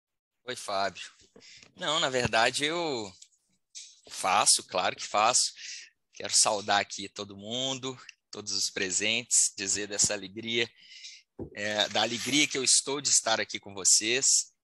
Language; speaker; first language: Portuguese; native; Portuguese